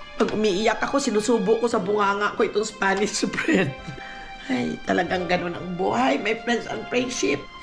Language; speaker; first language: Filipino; non-native, local second language; Cebuano